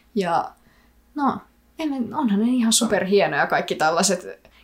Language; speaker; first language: Finnish; early bilingual, other home language; Icelandic